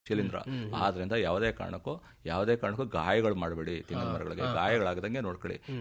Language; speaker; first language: Kannada; native; Kannada